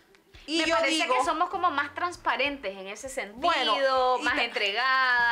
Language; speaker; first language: Spanish; native; Spanish